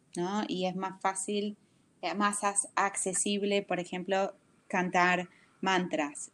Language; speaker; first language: Spanish; non-native, fluent; English